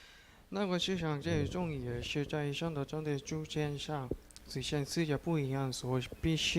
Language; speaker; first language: Chinese; non-native, learner; Korean